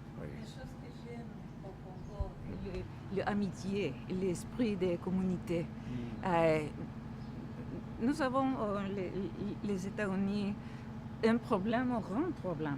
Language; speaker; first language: French; non-native, learner; English